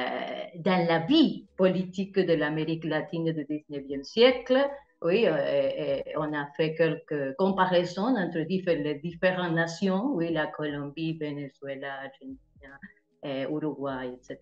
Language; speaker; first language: French; non-native, fluent; Spanish